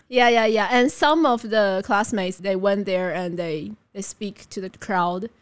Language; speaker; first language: English; non-native, fluent; Chinese